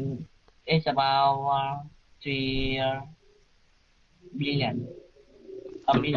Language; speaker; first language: English; non-native, learner; Vietnamese